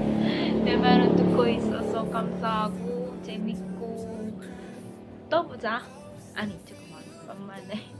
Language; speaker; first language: Korean; non-native, learner; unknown